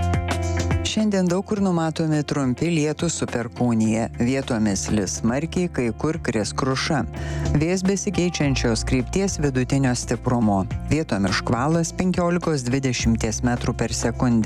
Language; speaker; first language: Lithuanian; native; Lithuanian